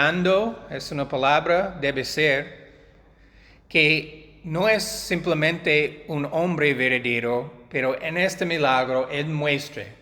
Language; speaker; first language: Spanish; non-native, fluent; English